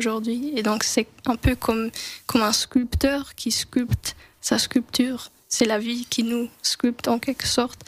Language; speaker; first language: French; non-native, local second language; English